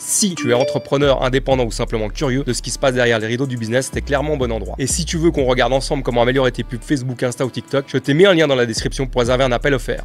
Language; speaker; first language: French; native; French